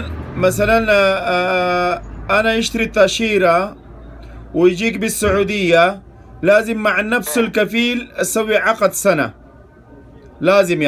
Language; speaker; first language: Arabic; non-native, learner; Pashto